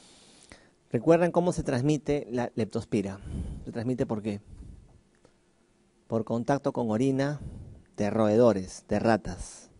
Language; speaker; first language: Spanish; native; Spanish